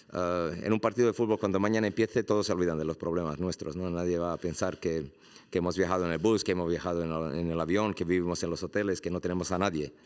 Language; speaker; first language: Spanish; non-native, fluent; Croatian